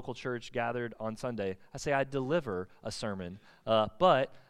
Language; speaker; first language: English; native; English